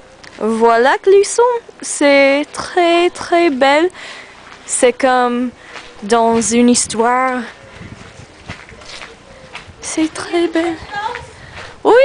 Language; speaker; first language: French; non-native, learner; English